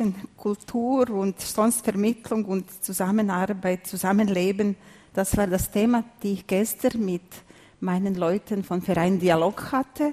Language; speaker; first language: German; non-native, fluent; Serbian